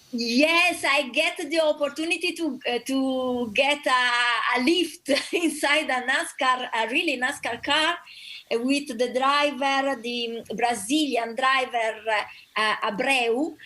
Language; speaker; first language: English; non-native, learner; Italian